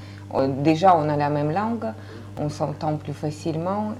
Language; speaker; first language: French; non-native, fluent; Russian